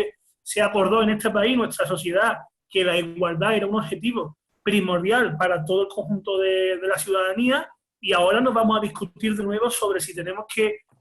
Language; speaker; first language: Spanish; native; Spanish